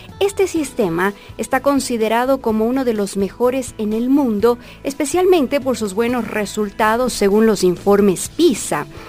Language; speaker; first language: Spanish; native; Spanish